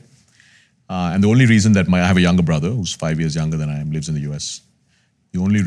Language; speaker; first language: English; non-native, local second language; Tamil